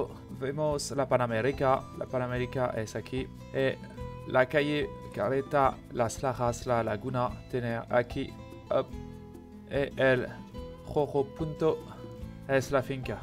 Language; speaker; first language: Spanish; non-native, learner; French